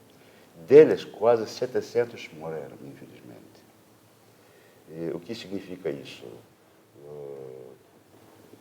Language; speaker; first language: Portuguese; non-native, fluent; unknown